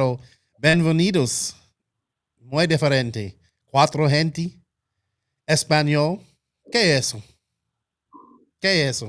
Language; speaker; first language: Spanish; non-native, local second language; English